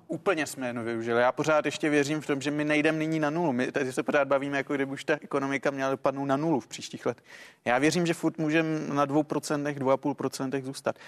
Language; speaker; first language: Czech; native; Czech